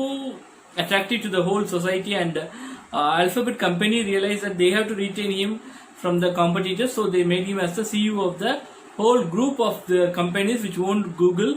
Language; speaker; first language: English; non-native, local second language; Tamil